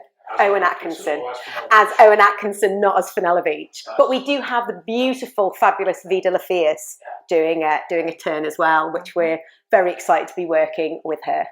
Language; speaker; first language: English; native; English